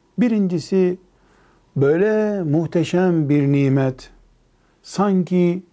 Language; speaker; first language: Turkish; native; Turkish